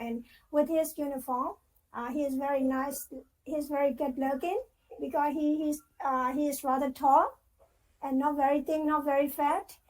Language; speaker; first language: English; non-native, fluent; Burmese